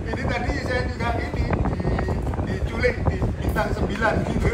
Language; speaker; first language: Indonesian; native; Indonesian